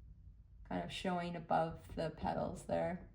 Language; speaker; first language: English; native; English